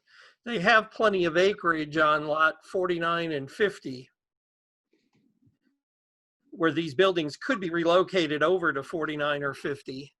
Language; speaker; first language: English; native; English